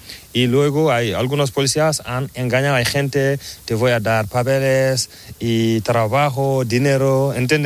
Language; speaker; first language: Spanish; non-native, learner; Fula